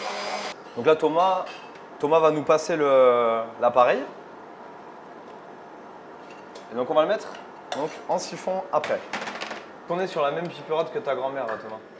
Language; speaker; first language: French; native; French